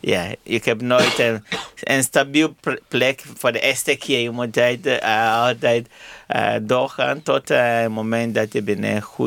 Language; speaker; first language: Dutch; non-native, learner; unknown